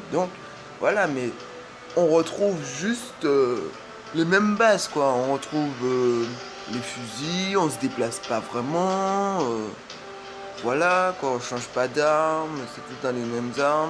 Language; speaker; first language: French; native; French